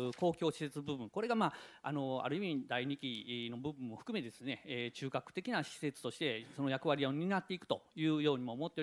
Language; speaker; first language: Japanese; native; Japanese